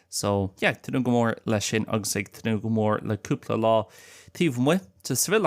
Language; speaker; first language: Irish; non-native, local second language; English